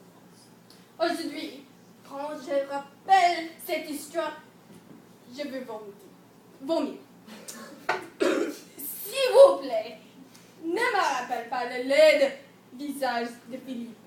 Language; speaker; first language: French; non-native, learner; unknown